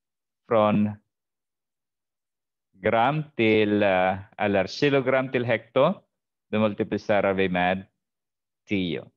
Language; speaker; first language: Swedish; non-native, fluent; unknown